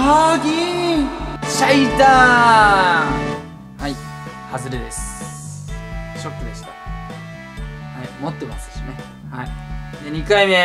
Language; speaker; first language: Japanese; native; Japanese